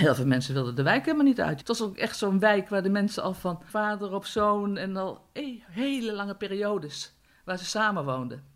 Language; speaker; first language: Dutch; native; Dutch